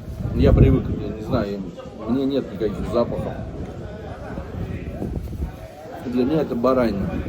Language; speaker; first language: Russian; native; Russian